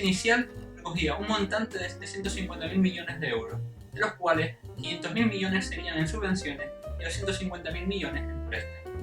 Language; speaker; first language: Spanish; native; Spanish